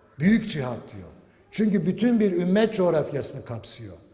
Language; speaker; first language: Turkish; native; Turkish